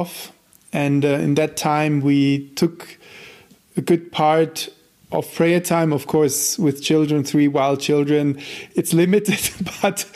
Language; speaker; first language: English; non-native, fluent; German